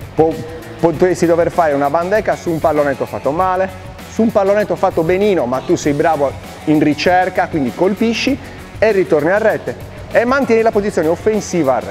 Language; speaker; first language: Italian; native; Italian